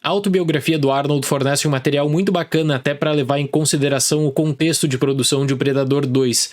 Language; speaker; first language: Portuguese; native; Portuguese